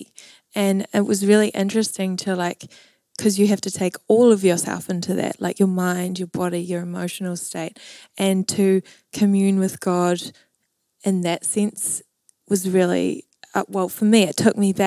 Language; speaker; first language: English; native; English